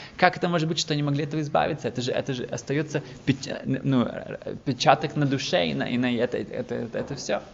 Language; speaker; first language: Russian; early bilingual, heritage; Russian